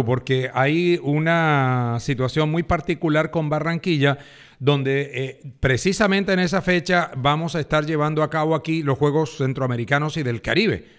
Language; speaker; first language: Spanish; native; Spanish